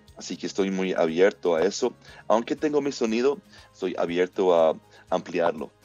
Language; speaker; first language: Spanish; non-native, fluent; English